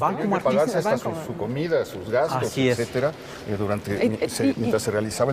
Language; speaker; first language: Spanish; native; Spanish